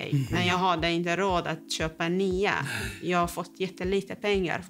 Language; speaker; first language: Swedish; non-native, fluent; Persian